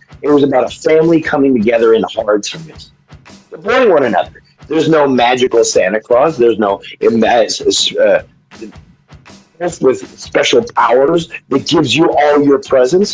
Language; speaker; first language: English; native; English